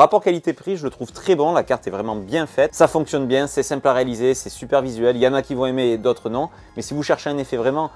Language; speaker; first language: French; native; French